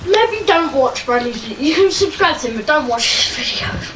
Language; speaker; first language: English; native; English